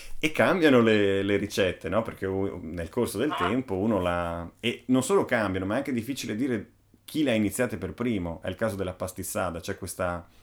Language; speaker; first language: Italian; native; Italian